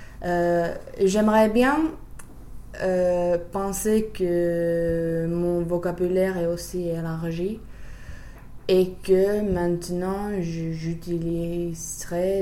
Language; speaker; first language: French; non-native, fluent; Finnish